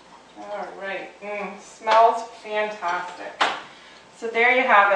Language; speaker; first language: English; native; English